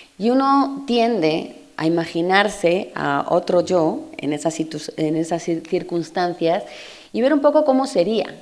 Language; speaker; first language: Spanish; native; Spanish